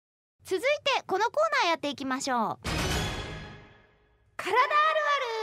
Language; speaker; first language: Japanese; native; Japanese